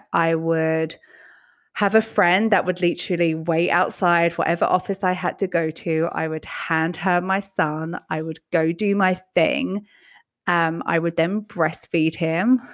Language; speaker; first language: English; native; English